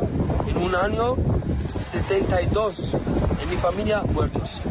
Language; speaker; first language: Spanish; non-native, learner; Arabic